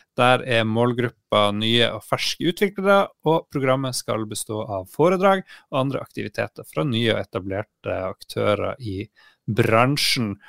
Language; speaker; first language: Norwegian; native; Norwegian